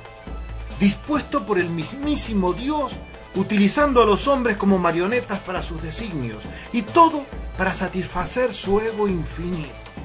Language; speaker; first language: Spanish; native; Spanish